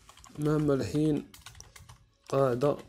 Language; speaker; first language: Arabic; native; Arabic